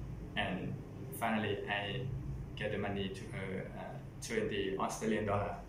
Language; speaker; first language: English; non-native, learner; Thai